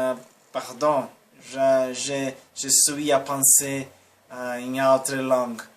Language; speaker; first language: French; non-native, learner; Portuguese